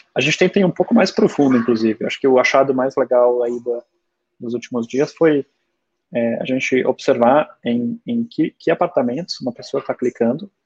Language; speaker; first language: Portuguese; early bilingual, other home language; German